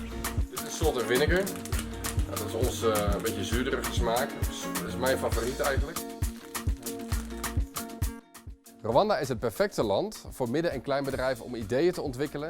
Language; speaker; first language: Dutch; native; Dutch